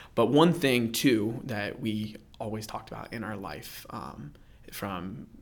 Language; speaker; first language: English; native; English